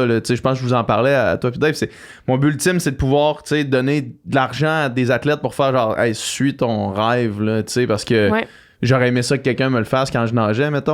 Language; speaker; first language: French; native; French